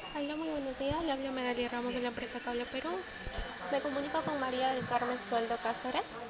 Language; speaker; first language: Spanish; native; Spanish